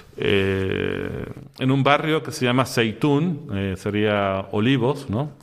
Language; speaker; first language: Spanish; native; Spanish